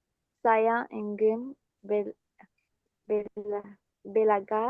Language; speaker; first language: Indonesian; non-native, learner; Arabic